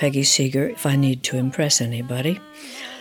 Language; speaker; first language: English; native; English